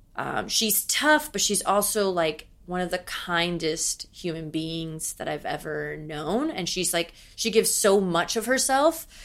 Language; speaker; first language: English; native; English